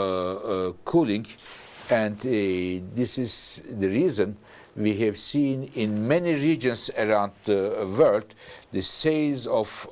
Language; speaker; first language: English; non-native, fluent; Turkish